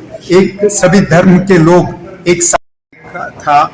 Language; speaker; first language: Hindi; non-native, local second language; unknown